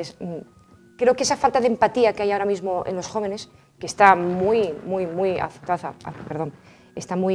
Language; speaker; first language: Spanish; native; Spanish